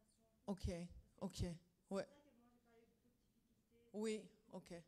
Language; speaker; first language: French; non-native, fluent; German